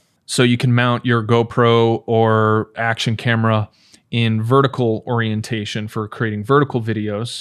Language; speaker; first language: English; native; English